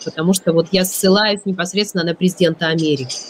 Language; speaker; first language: Russian; native; Russian